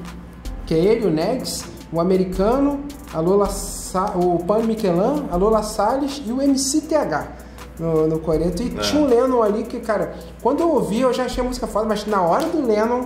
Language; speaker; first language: Portuguese; native; Portuguese